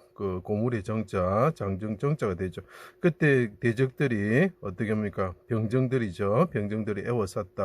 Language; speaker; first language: Korean; native; Korean